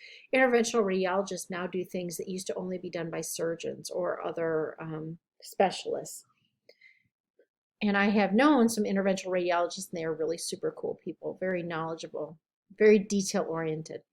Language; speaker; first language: English; native; English